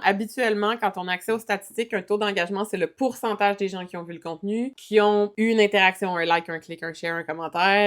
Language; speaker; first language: French; native; French